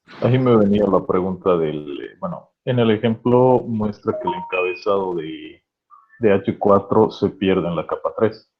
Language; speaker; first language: Spanish; native; Spanish